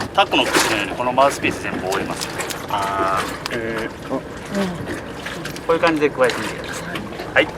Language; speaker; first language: Japanese; native; Japanese